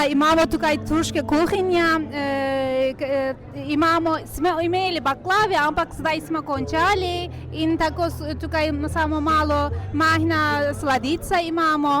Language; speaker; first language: Slovenian; non-native, learner; Turkish